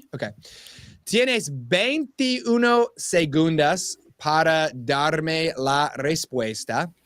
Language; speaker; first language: Spanish; non-native, learner; English